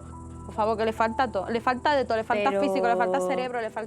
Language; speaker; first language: Spanish; native; Spanish